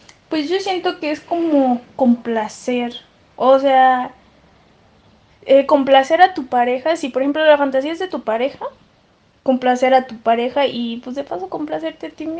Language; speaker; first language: Spanish; native; Spanish